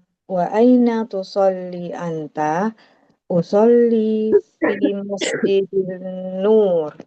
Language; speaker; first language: Arabic; non-native, learner; Indonesian